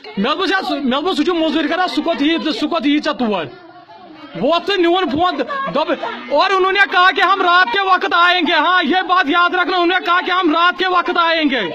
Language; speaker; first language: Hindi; non-native, local second language; Kashmiri